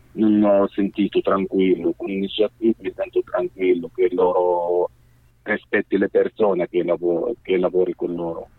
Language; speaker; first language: Italian; non-native, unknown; Arabic